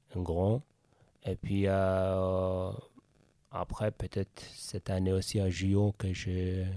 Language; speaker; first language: French; non-native, fluent; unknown